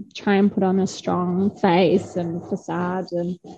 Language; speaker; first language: English; non-native, fluent; German